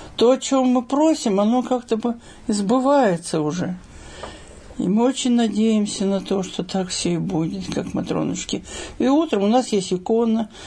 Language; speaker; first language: Russian; native; Russian